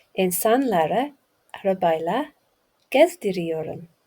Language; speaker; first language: Turkish; non-native, learner; English